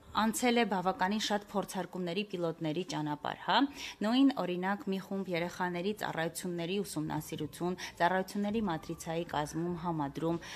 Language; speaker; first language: Armenian; native; Armenian